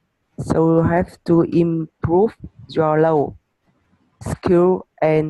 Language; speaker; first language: English; non-native, learner; Vietnamese